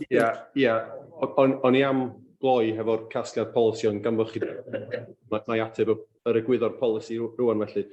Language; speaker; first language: Welsh; native; Welsh